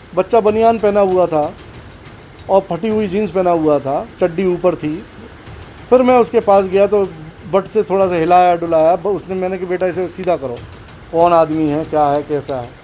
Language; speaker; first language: Hindi; native; Hindi